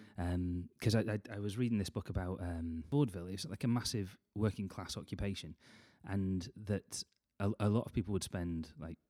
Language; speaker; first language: English; native; English